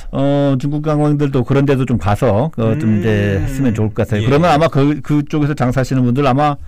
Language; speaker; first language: Korean; native; Korean